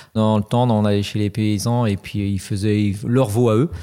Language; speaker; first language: French; native; French